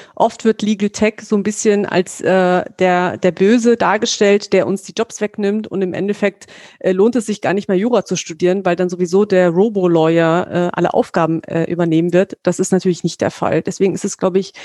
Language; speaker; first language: German; native; German